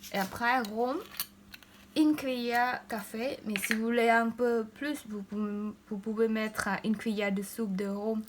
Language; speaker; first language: French; non-native, learner; Khmer